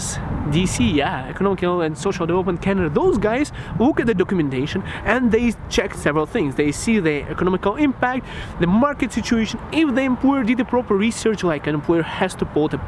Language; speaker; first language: English; non-native, local second language; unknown